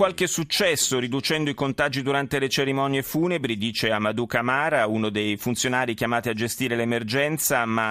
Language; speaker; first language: Italian; native; Italian